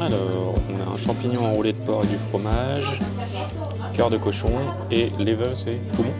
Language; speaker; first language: French; native; French